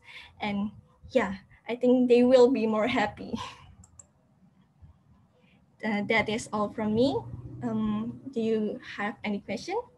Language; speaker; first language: English; non-native, fluent; Indonesian